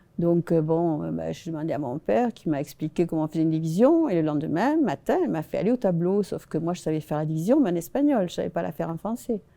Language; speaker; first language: French; early bilingual, other home language; Spanish